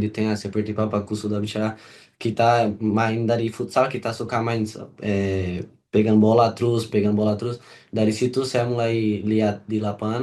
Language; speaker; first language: Indonesian; non-native, learner; Portuguese